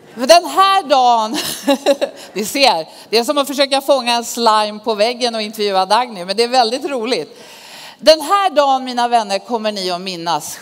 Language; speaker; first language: Swedish; native; Swedish